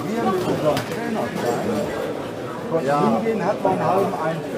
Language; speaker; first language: German; native; German